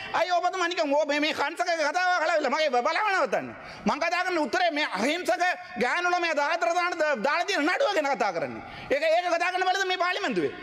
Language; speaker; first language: Sinhala; non-native, local second language; Tamil